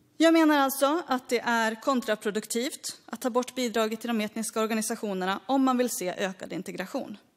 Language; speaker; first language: Swedish; early bilingual, other home language; Greek